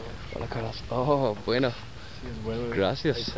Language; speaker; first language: Spanish; non-native, learner; English